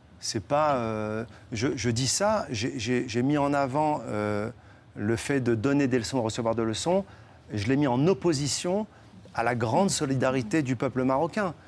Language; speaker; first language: French; native; French